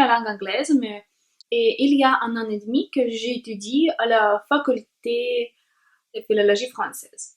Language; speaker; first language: French; non-native, learner; Russian